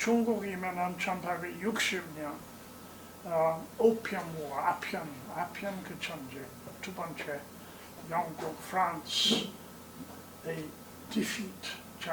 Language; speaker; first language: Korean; non-native, learner; English